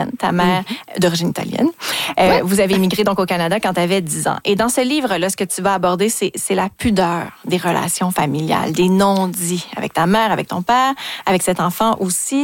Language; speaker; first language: French; native; French